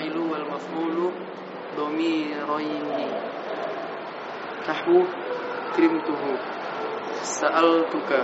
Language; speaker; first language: Arabic; non-native, learner; Indonesian